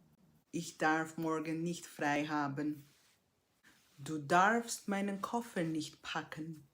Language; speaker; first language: German; non-native, fluent; Portuguese